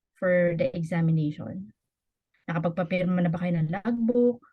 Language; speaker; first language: Filipino; native; Filipino